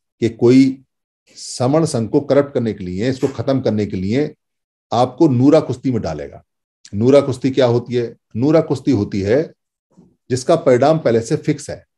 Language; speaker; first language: Hindi; native; Hindi